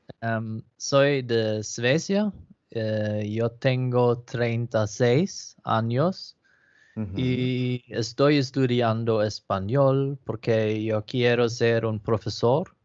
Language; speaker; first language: Portuguese; non-native, learner; Swedish